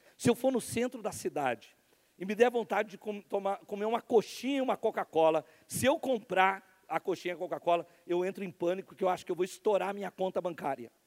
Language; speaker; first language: Portuguese; native; Portuguese